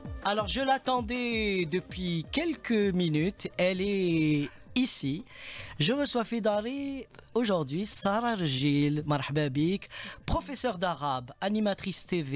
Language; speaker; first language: French; non-native, local second language; Arabic